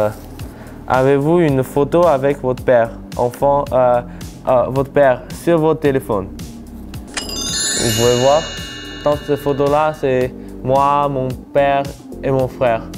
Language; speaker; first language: French; early bilingual, heritage; French